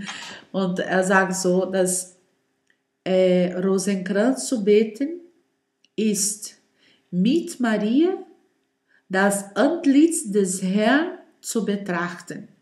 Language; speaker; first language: German; non-native, learner; Portuguese